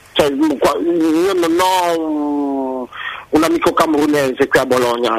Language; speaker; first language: Italian; non-native, fluent; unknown